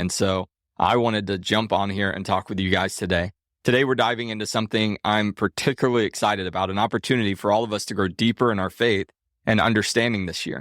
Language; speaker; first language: English; native; English